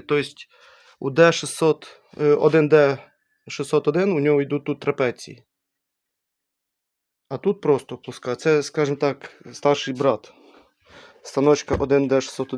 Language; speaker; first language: Ukrainian; native; Ukrainian